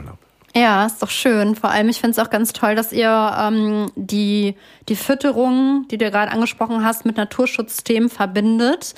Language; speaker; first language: German; native; German